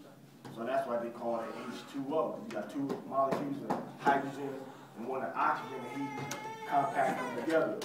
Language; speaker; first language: English; native; English